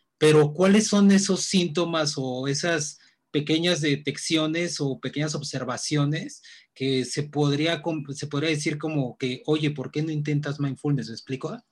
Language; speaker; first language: Spanish; native; Spanish